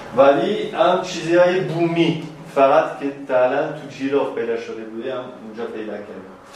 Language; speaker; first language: Persian; non-native, fluent; French